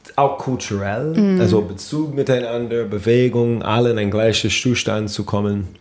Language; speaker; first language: German; non-native, fluent; English